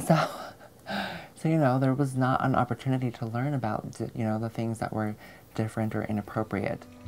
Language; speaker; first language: English; early bilingual, other home language; Japanese